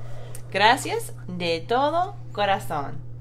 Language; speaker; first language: Spanish; non-native, fluent; English